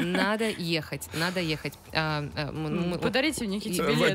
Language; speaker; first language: Russian; native; Russian